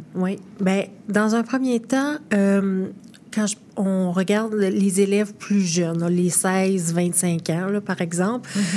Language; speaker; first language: French; native; French